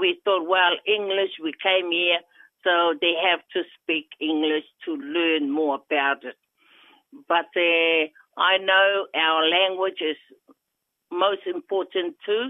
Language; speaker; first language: English; non-native, fluent; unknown